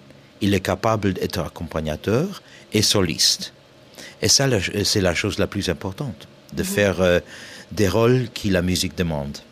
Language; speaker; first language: French; non-native, fluent; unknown